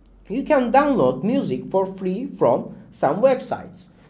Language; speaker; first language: English; non-native, fluent; Turkish